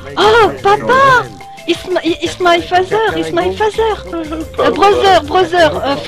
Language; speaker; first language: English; non-native, learner; French